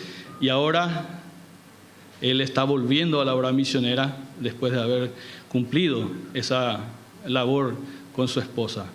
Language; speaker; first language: Spanish; native; Spanish